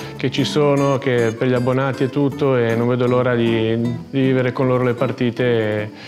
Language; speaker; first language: Italian; native; Italian